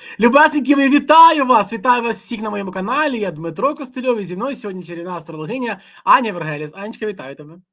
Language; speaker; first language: Ukrainian; non-native, local second language; Russian